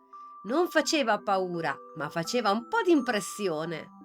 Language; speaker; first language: Italian; native; Italian